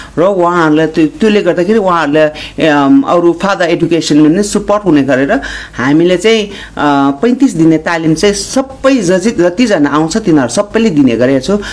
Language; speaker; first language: Nepali; non-native, local second language; Sherpa